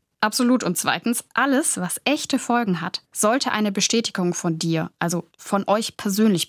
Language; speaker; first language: German; native; German